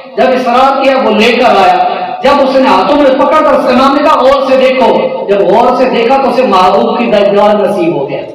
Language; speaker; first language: Urdu; non-native, local second language; Punjabi